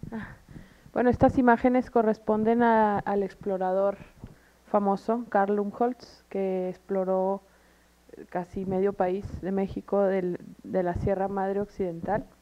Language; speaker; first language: Spanish; native; Spanish